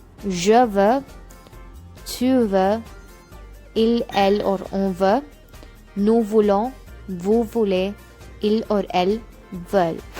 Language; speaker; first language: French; non-native, fluent; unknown